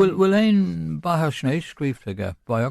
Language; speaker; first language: Irish; non-native, local second language; English